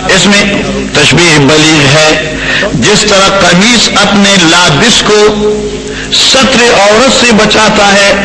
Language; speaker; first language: Urdu; non-native, local second language; Northern Hindko